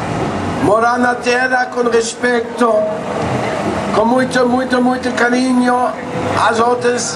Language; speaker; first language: Portuguese; non-native, fluent; Spanish